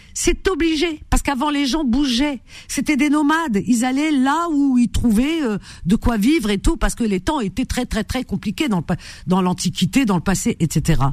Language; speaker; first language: French; native; French